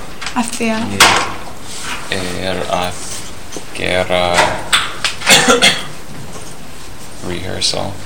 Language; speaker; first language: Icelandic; non-native, learner; English